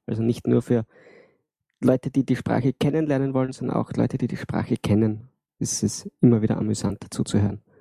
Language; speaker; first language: German; native; German